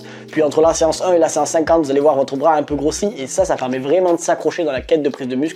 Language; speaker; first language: French; native; French